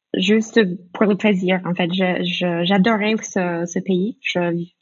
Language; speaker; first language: French; non-native, fluent; English